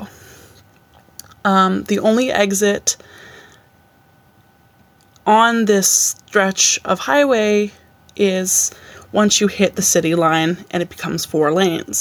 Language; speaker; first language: English; native; English